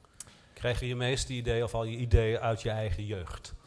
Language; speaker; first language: Dutch; native; Dutch